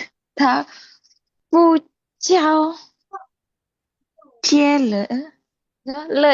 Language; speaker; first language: Chinese; non-native, learner; Indonesian